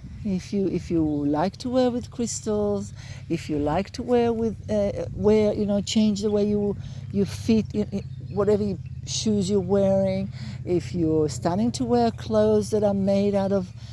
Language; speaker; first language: English; native; English